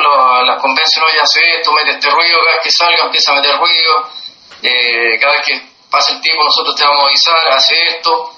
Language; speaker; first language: Spanish; native; Spanish